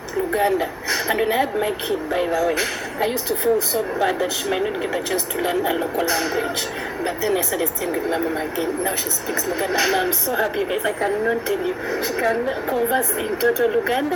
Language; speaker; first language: English; non-native, local second language; Ganda